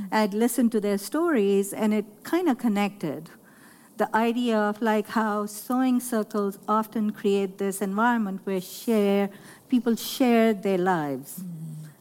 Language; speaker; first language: English; non-native, local second language; Urdu